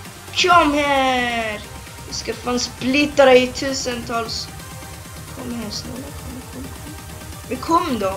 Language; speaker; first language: Swedish; early bilingual, other home language; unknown